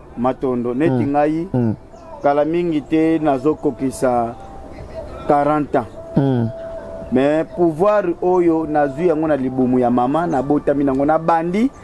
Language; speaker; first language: Lingala; non-native, local second language; Kongo